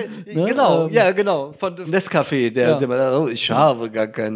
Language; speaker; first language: German; native; German